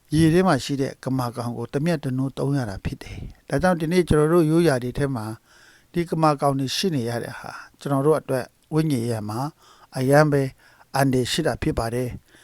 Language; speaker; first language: Burmese; non-native, local second language; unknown